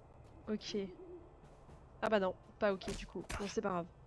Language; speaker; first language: French; native; French